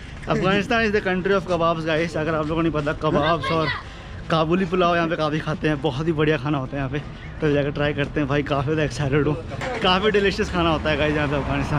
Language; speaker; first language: Hindi; native; Hindi